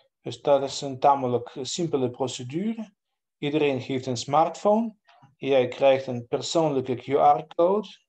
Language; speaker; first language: Dutch; non-native, fluent; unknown